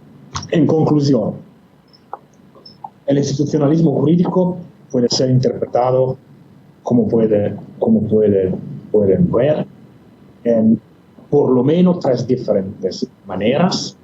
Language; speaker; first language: Spanish; non-native, fluent; Italian